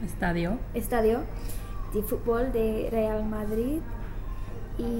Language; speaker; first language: Spanish; non-native, learner; English